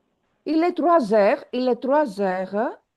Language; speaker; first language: French; non-native, fluent; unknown